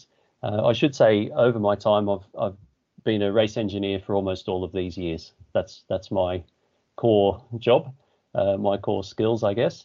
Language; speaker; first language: English; native; English